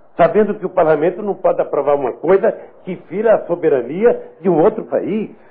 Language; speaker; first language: Portuguese; native; Portuguese